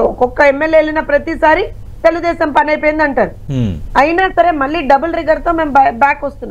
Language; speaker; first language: Telugu; native; Telugu